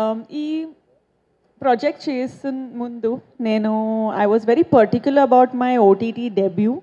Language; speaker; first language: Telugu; non-native, learner; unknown